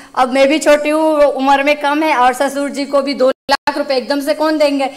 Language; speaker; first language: Hindi; native; Hindi